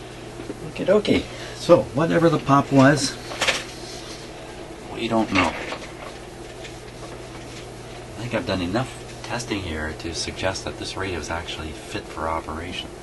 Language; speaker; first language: English; native; English